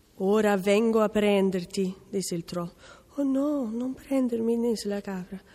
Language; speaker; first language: Italian; non-native, fluent; Norwegian